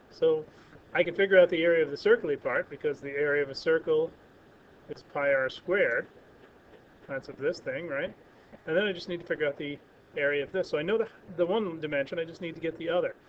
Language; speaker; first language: English; native; English